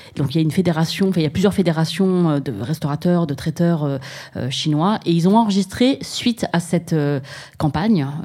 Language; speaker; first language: French; native; French